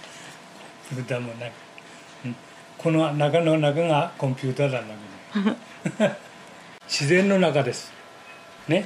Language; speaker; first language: Japanese; native; Japanese